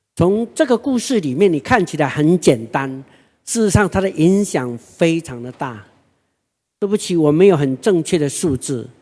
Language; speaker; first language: Chinese; non-native, local second language; Hakka Chinese